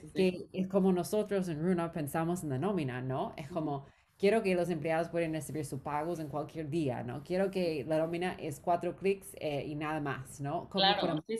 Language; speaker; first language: Spanish; non-native, fluent; English